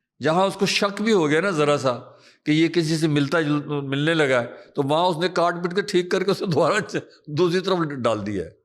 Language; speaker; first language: Urdu; non-native, local second language; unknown